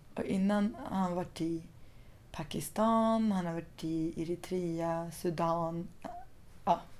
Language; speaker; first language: Swedish; early bilingual, other home language; Persian